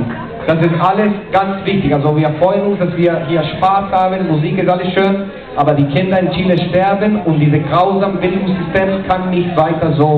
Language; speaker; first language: German; non-native, fluent; Spanish